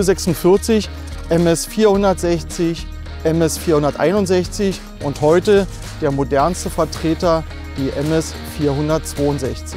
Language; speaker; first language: German; native; German